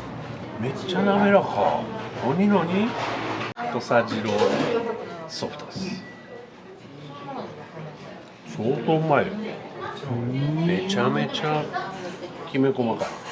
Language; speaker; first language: Japanese; native; Japanese